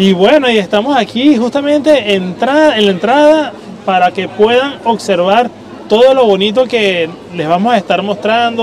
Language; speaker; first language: Spanish; native; Spanish